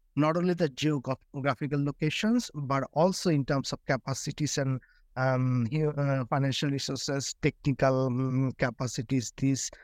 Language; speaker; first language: English; non-native, local second language; Bangla